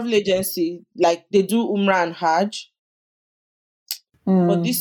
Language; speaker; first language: English; non-native, local second language; Yoruba